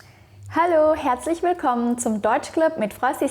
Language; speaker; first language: German; non-native, fluent; Indonesian